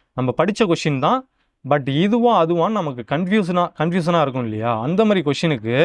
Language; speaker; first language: Tamil; native; Tamil